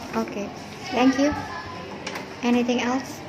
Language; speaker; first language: English; non-native, learner; Indonesian